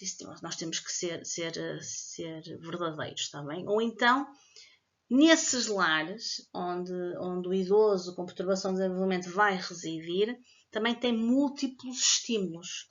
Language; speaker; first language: Portuguese; native; Portuguese